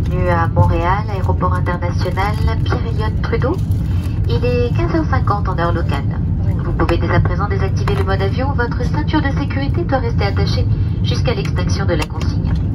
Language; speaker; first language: French; native; French